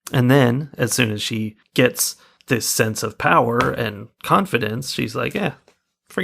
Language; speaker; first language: English; native; English